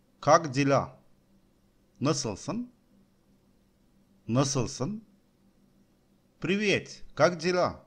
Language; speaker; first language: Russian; non-native, learner; Turkish